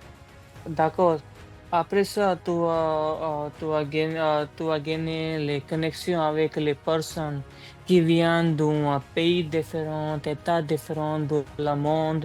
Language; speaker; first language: French; non-native, learner; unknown